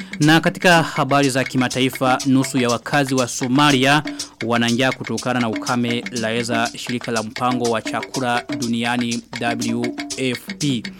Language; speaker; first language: Swahili; non-native, local second language; Rundi